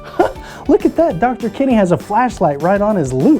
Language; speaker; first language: English; native; English